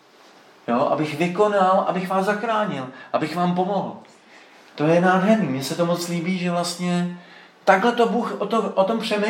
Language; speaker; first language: Czech; native; Czech